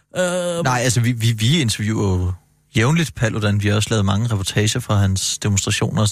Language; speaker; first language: Danish; native; Danish